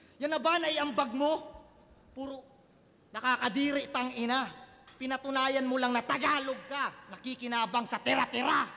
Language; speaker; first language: Filipino; non-native, local second language; Cebuano